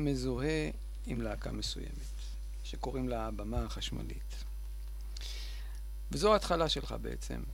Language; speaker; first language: Hebrew; native; Hebrew